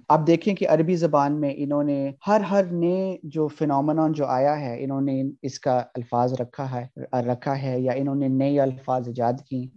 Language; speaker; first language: Urdu; early bilingual, heritage; Urdu